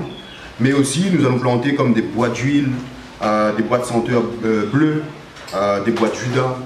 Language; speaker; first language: French; native; French